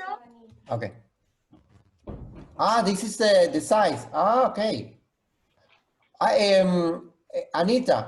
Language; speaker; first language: English; non-native, fluent; Spanish